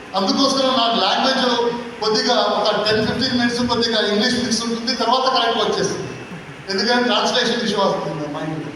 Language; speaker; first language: Telugu; non-native, local second language; Tulu